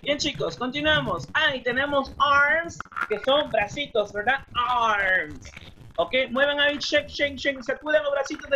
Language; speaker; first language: Spanish; native; Spanish